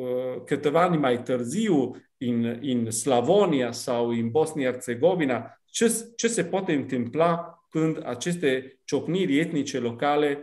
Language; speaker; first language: Romanian; non-native, fluent; Italian